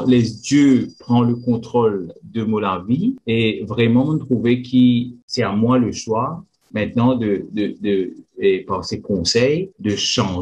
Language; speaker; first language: French; non-native, local second language; Morisyen